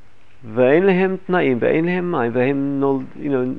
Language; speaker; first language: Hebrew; non-native, fluent; English